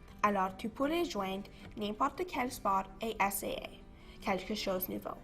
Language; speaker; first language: French; non-native, local second language; English